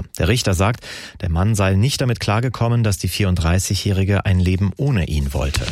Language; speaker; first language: German; native; German